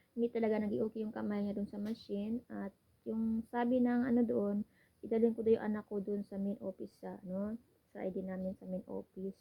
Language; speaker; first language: Filipino; non-native, local second language; Cebuano